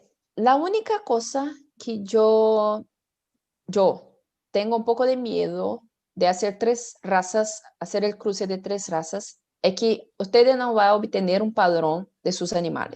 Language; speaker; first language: Spanish; non-native, fluent; Portuguese